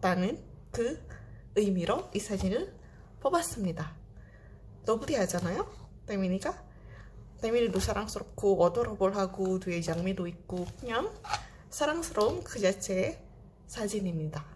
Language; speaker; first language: Korean; non-native, fluent; Indonesian